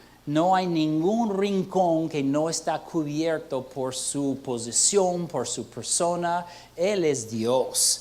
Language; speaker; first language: Spanish; non-native, fluent; English